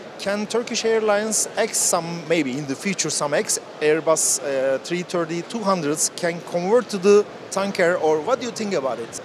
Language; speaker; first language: English; non-native, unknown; Turkish